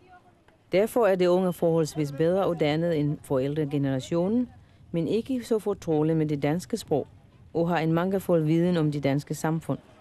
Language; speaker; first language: Danish; non-native, fluent; Filipino